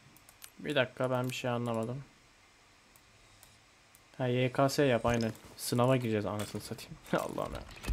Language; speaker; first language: Turkish; native; Turkish